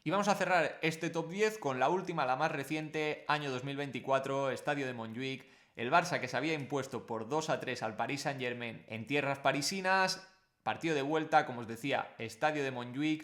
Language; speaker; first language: Spanish; native; Spanish